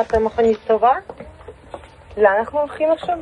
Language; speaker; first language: Hebrew; native; Hebrew